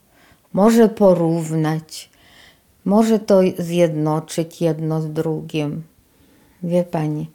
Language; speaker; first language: Polish; early bilingual, heritage; Polish